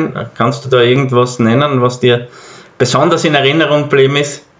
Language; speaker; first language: German; native; German